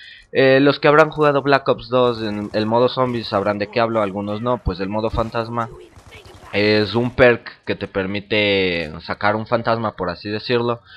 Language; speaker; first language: Spanish; native; Spanish